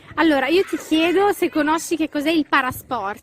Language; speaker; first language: Italian; native; Italian